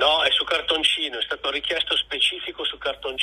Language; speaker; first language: Italian; native; Italian